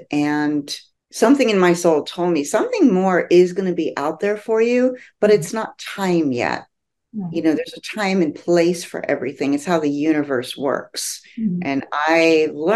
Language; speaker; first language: English; native; English